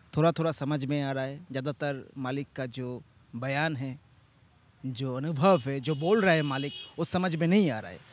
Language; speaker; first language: Hindi; non-native, local second language; Bangla